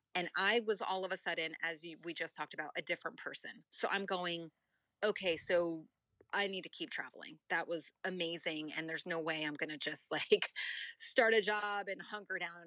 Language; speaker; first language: English; native; English